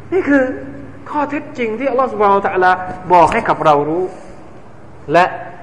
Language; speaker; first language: Thai; non-native, local second language; Malay